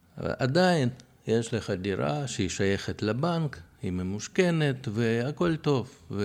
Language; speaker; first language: Hebrew; early bilingual, other home language; Russian